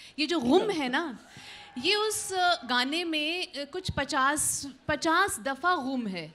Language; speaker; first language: Hindi; native; Hindi